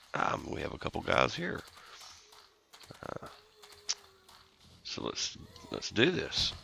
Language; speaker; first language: English; native; English